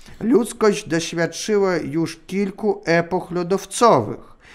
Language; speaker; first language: Polish; non-native, learner; Russian